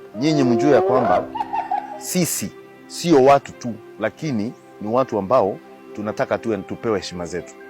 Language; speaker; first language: Swahili; non-native, local second language; Kikuyu